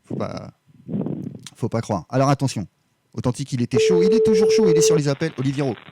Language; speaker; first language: French; native; French